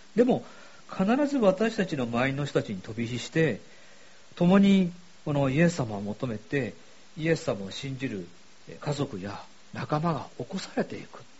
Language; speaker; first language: Japanese; native; Japanese